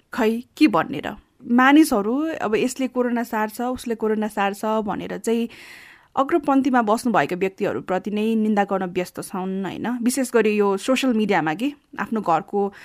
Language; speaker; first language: Nepali; native; Nepali